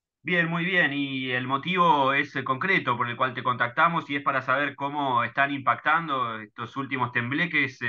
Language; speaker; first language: Spanish; native; Spanish